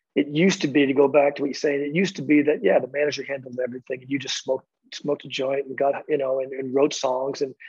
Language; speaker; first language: English; native; English